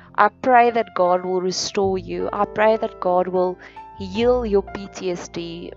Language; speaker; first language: English; non-native, local second language; Afrikaans